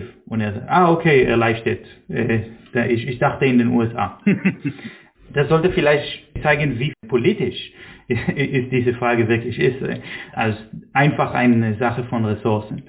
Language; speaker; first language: German; non-native, fluent; Hebrew